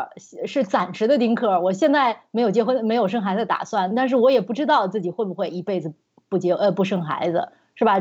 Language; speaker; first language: Chinese; native; Chinese